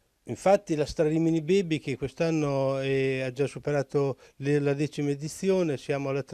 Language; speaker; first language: Italian; native; Italian